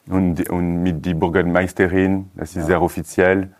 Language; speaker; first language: German; non-native, learner; French